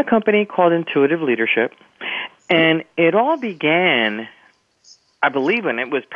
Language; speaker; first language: English; early bilingual, other home language; Spanish